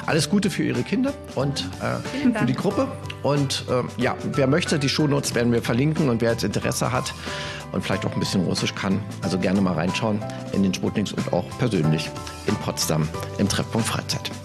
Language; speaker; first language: German; native; German